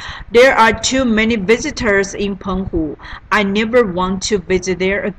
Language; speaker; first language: English; non-native, learner; Chinese